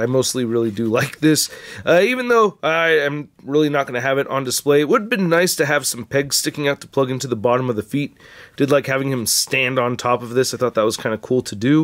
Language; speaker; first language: English; native; English